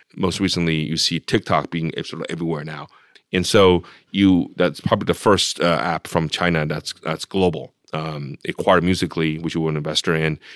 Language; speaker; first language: English; non-native, fluent; Chinese